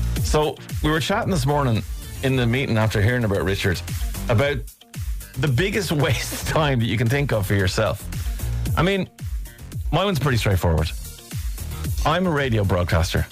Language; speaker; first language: English; native; English